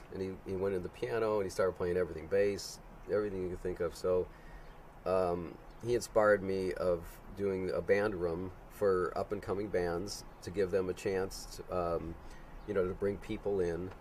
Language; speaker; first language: English; native; English